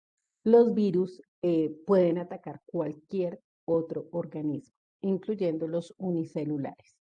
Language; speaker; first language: Spanish; native; Spanish